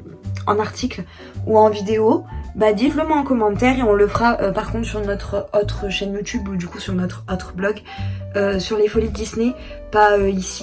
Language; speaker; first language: French; native; French